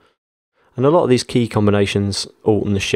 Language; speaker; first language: English; native; English